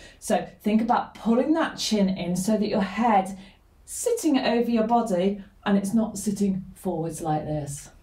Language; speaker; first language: English; native; English